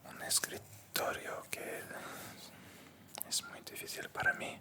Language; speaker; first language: Spanish; non-native, learner; Russian